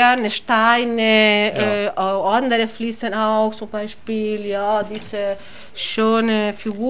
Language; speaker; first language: German; non-native, learner; Spanish